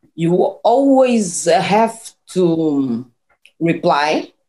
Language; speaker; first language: English; non-native, fluent; Portuguese